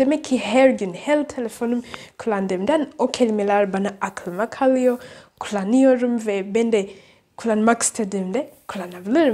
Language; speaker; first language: Turkish; non-native, learner; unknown